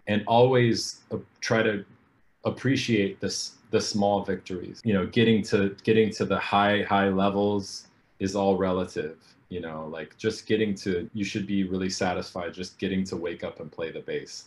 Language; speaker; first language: English; native; English